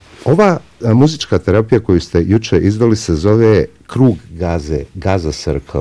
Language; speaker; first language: Bosnian; native; Bosnian